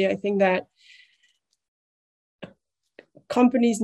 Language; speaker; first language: English; non-native, fluent; Spanish